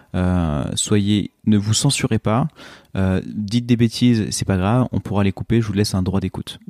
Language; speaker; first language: French; native; French